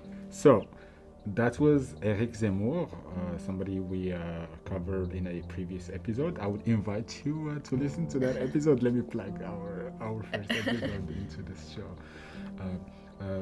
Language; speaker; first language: English; non-native, fluent; Arabic